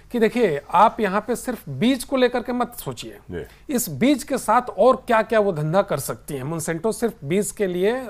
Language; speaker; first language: Hindi; native; Hindi